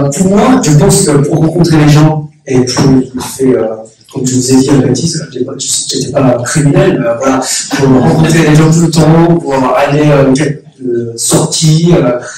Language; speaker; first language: French; non-native, learner; Korean